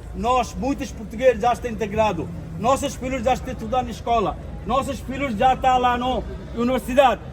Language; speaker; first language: Portuguese; non-native, local second language; Bangla